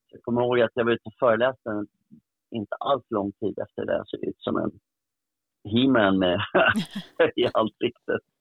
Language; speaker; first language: Swedish; early bilingual, other home language; Portuguese